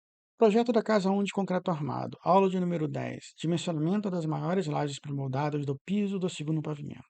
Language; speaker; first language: Portuguese; native; Portuguese